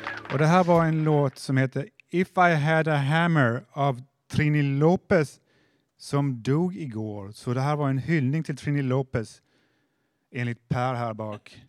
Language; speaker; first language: Swedish; native; Swedish